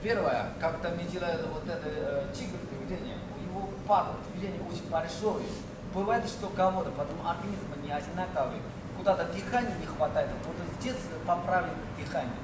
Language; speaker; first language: Russian; non-native, learner; Chinese